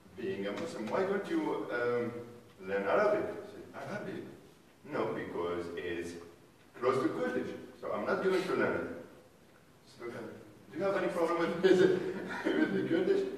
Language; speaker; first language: English; non-native, fluent; Arabic